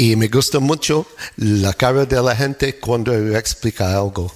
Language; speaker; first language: Spanish; non-native, fluent; English